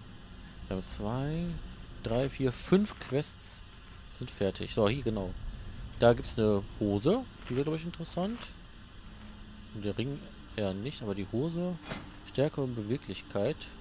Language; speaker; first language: German; native; German